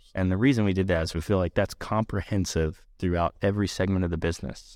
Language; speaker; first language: English; native; English